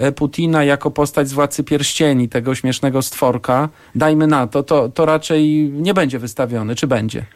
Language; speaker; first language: Polish; native; Polish